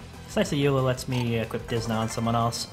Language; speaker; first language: English; native; English